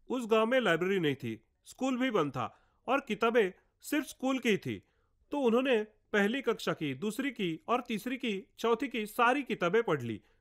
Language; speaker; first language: Hindi; non-native, local second language; Marathi